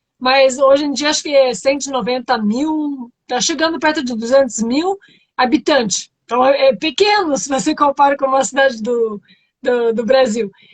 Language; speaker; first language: Portuguese; non-native, fluent; French